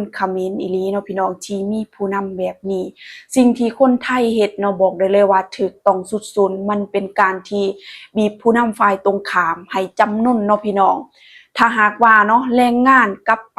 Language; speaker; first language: Thai; non-native, local second language; Northeastern Thai